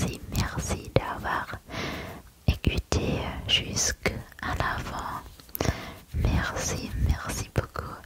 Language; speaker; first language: French; non-native, learner; German